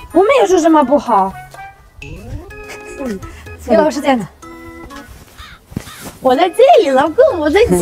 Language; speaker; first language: Chinese; non-native, learner; Ukrainian